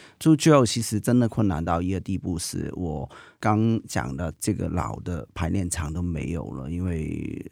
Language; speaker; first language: Chinese; non-native, local second language; Cantonese